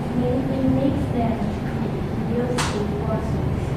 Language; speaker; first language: English; non-native, learner; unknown